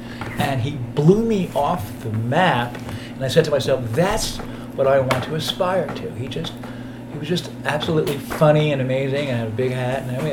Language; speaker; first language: English; native; English